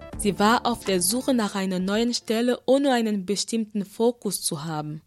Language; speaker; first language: German; native; German